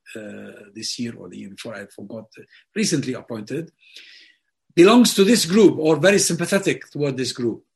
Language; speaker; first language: English; non-native, fluent; Arabic